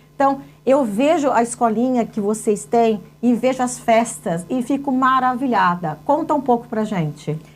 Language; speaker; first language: Portuguese; native; Portuguese